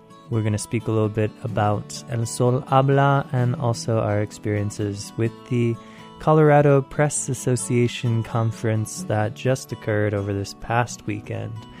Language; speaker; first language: English; native; English